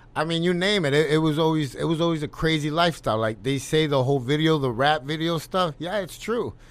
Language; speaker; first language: English; native; English